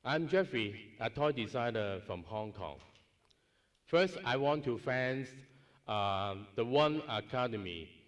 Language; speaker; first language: English; non-native, learner; Cantonese